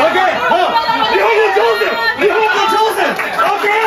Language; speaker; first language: Japanese; non-native, learner; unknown